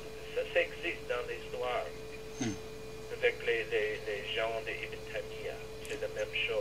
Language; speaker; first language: French; non-native, learner; English